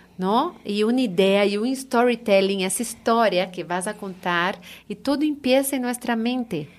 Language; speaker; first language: Spanish; non-native, fluent; Portuguese